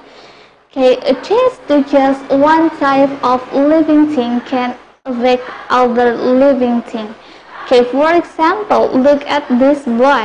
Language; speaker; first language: English; non-native, local second language; Indonesian